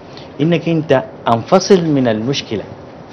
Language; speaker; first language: Arabic; native; Arabic